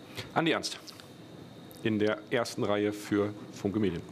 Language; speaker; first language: German; native; German